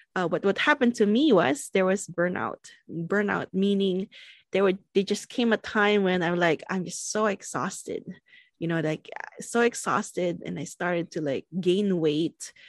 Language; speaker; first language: English; non-native, local second language; Filipino